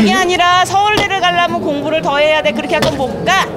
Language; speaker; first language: Korean; native; Korean